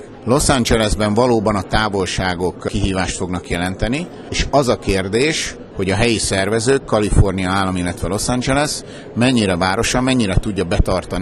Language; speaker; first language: Hungarian; native; Hungarian